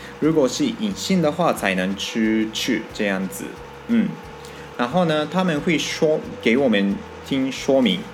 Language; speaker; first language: Chinese; non-native, fluent; Japanese